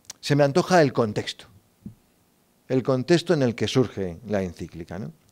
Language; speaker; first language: Spanish; native; Spanish